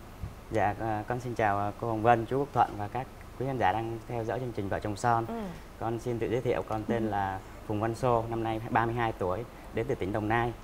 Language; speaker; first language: Vietnamese; native; Vietnamese